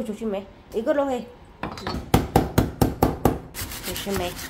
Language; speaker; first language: Korean; non-native, learner; Vietnamese